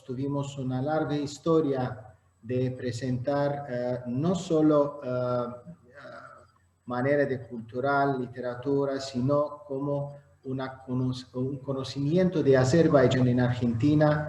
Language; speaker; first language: Spanish; non-native, fluent; Azerbaijani